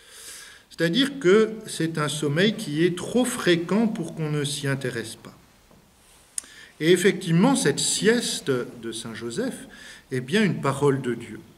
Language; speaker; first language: French; native; French